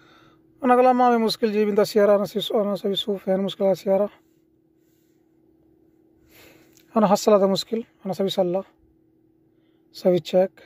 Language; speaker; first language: Arabic; non-native, learner; Urdu